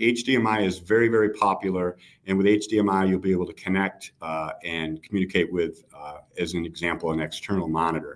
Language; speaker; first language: English; native; English